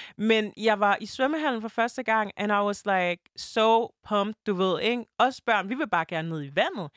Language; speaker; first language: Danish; early bilingual, other home language; French